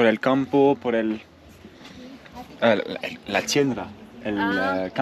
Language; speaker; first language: Spanish; non-native, learner; French